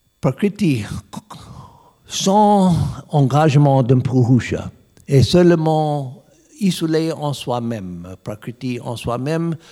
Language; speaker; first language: French; non-native, learner; English